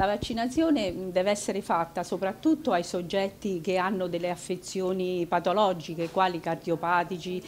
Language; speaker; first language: Italian; native; Italian